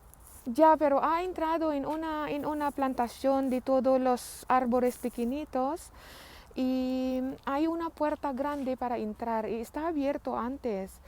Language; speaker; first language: Spanish; non-native, learner; Filipino